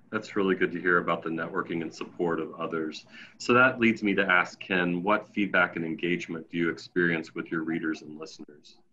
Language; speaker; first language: English; native; English